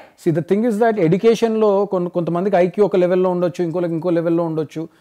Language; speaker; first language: English; non-native, local second language; Telugu